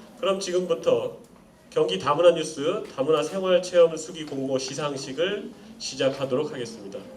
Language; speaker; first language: Korean; native; Korean